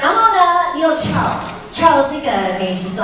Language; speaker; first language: Chinese; early bilingual, heritage; Chinese